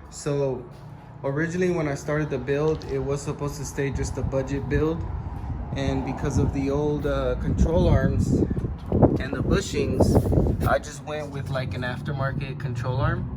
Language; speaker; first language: English; native; English